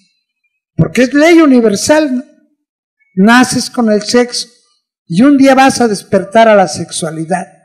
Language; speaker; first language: Spanish; native; Spanish